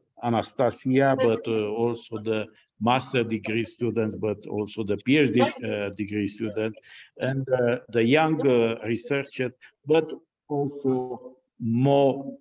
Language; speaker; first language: English; non-native, fluent; Romanian